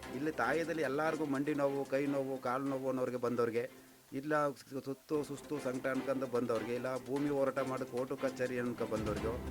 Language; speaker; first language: Kannada; native; Kannada